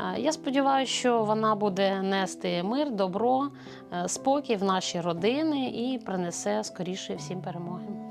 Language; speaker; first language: Ukrainian; native; Ukrainian